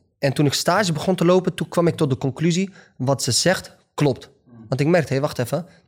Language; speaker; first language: Dutch; early bilingual, other home language; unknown